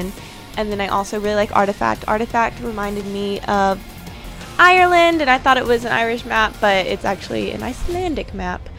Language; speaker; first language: English; native; English